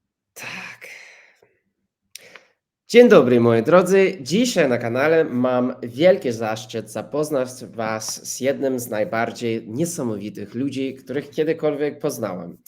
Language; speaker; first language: Polish; non-native, fluent; English